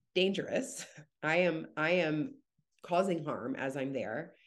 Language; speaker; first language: English; native; English